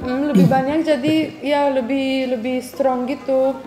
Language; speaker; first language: Indonesian; non-native, fluent; Romanian